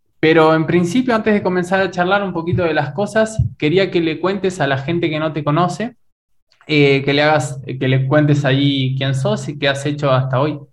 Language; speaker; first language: Spanish; native; Spanish